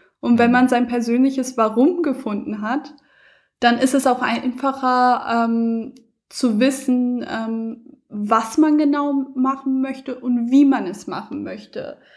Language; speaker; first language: German; early bilingual, other home language; Persian